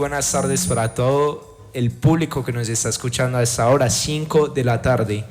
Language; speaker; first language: Spanish; native; Spanish